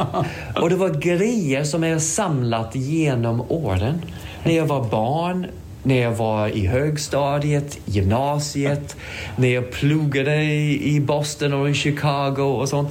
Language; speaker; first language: Swedish; non-native, fluent; English